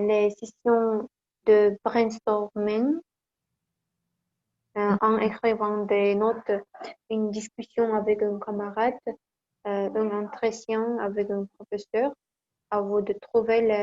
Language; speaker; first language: French; non-native, learner; Kazakh